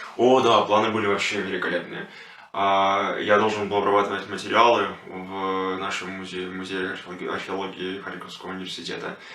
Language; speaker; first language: Russian; non-native, local second language; Ukrainian